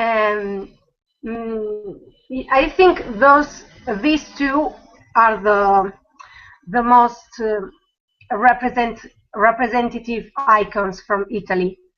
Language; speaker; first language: English; non-native, learner; Italian